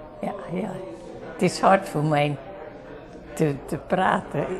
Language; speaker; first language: Dutch; early bilingual, heritage; Dutch